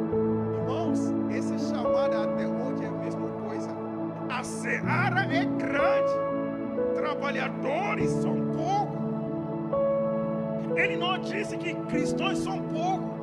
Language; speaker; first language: Portuguese; non-native, learner; Yoruba